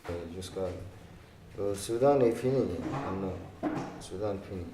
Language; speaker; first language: French; non-native, learner; Arabic